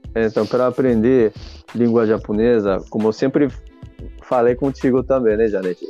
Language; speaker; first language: Portuguese; non-native, fluent; Japanese